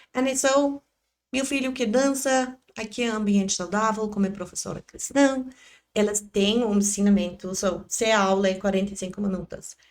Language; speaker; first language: Portuguese; non-native, learner; English